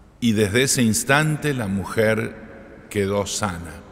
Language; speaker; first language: Spanish; native; Spanish